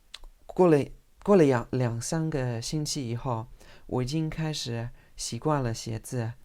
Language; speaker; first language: Chinese; non-native, fluent; English